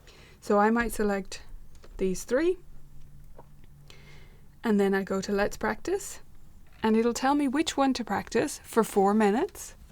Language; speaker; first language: English; native; English